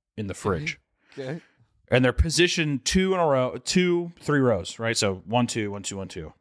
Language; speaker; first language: English; native; English